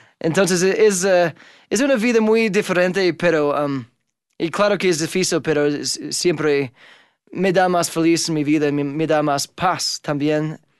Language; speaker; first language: Spanish; non-native, fluent; English